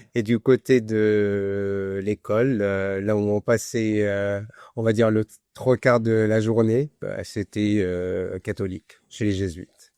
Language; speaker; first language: French; non-native, fluent; Arabic